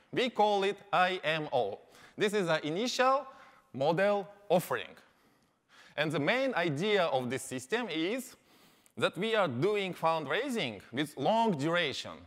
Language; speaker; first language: English; non-native, learner; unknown